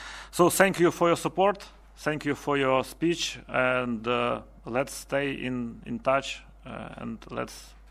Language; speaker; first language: English; non-native, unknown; Ukrainian